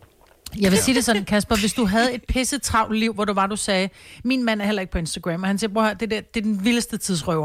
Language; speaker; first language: Danish; native; Danish